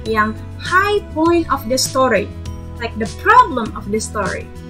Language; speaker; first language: English; non-native, fluent; Indonesian